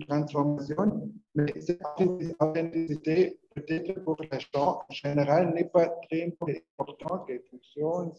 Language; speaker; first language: French; non-native, learner; Spanish